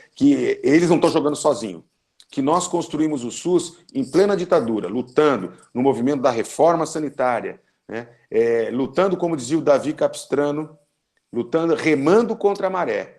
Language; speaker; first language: Portuguese; native; Portuguese